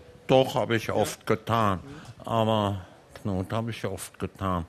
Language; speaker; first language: German; early bilingual, heritage; German